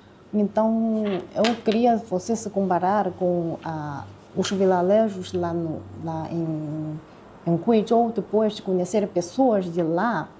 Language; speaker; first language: Portuguese; non-native, fluent; Chinese